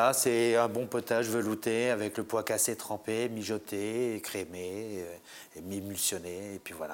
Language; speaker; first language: French; native; French